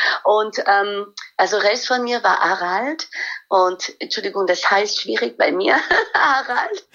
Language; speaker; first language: German; non-native, fluent; French